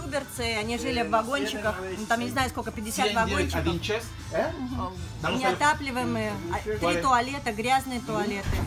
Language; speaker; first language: Russian; native; Russian